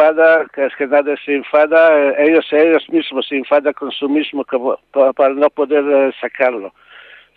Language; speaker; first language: Spanish; non-native, learner; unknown